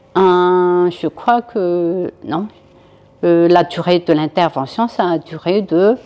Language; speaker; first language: French; non-native, local second language; Malagasy